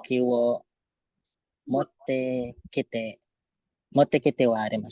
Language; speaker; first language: Japanese; non-native, learner; Filipino